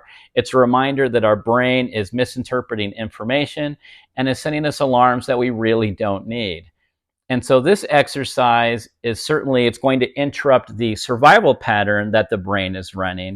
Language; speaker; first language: English; native; English